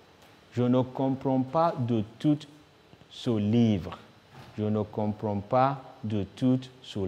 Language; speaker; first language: French; non-native, fluent; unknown